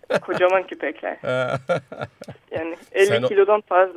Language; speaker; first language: Turkish; early bilingual, heritage; Turkish